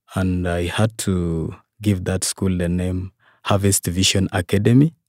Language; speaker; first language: English; non-native, local second language; Kalenjin